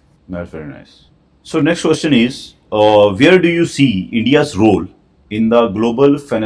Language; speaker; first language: English; non-native, local second language; Hindi